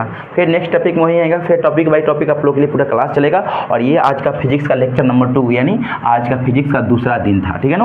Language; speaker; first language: Hindi; native; Hindi